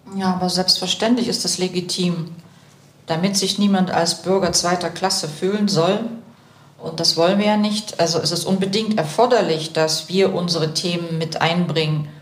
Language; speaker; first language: German; early bilingual, other home language; Russian